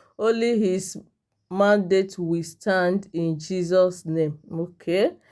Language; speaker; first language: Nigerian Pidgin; non-native, local second language; Igbo